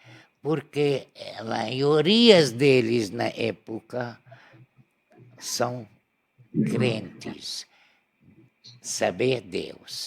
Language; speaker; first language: Portuguese; non-native, learner; Arabic